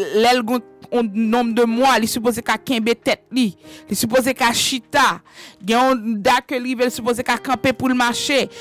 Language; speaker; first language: French; native; French